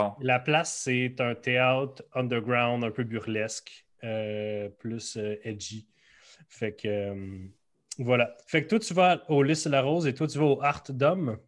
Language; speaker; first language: French; native; French